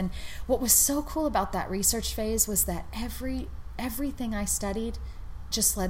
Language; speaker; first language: English; native; English